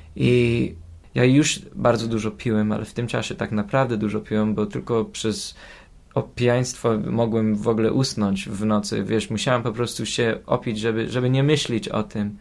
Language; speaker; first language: Polish; early bilingual, heritage; Polish